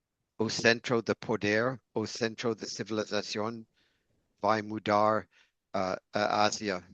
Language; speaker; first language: Portuguese; non-native, learner; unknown